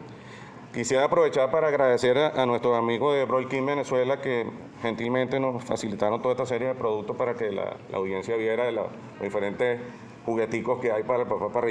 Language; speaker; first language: Spanish; native; Spanish